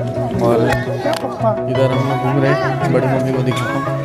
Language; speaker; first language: Hindi; native; Hindi